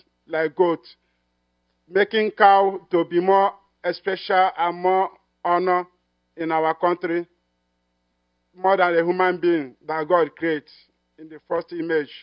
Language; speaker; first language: English; non-native, local second language; Igbo